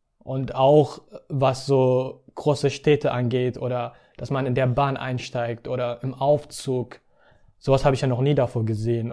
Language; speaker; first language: German; early bilingual, other home language; Tigrinya